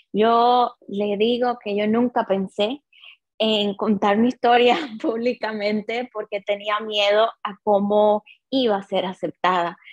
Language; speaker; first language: Spanish; native; Spanish